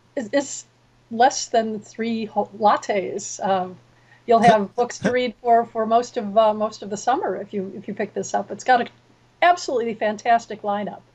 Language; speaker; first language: English; native; English